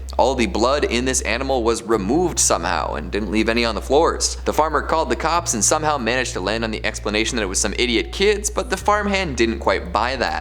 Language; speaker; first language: English; native; English